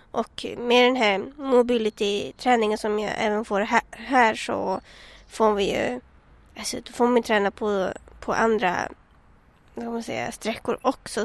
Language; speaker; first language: Swedish; native; Swedish